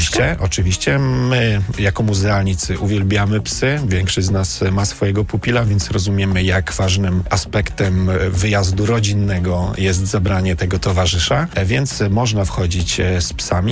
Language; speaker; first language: Polish; native; Polish